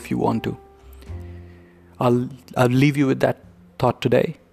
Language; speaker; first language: English; non-native, local second language; Hindi